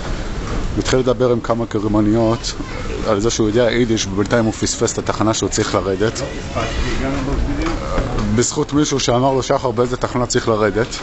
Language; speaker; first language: Hebrew; native; Hebrew